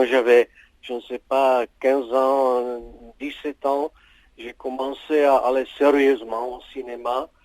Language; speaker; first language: French; non-native, fluent; Czech